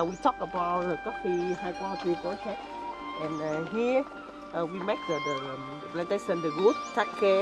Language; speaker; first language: English; non-native, learner; Vietnamese